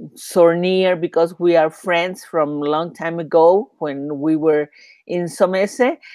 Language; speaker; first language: English; non-native, learner; Spanish